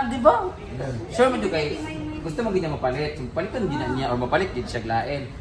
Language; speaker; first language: Filipino; native; Filipino